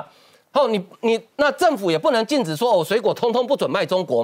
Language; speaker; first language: Chinese; native; Chinese